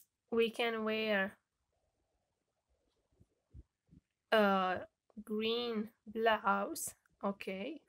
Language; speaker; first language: English; non-native, fluent; Romanian